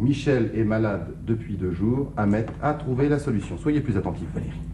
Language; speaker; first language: French; native; French